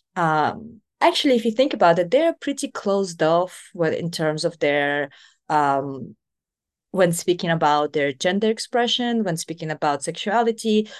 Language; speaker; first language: English; non-native, fluent; Kazakh